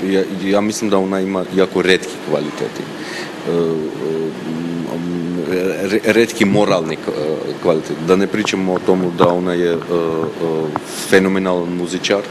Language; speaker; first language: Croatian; non-native, fluent; Armenian